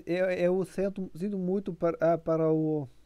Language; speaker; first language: Portuguese; non-native, learner; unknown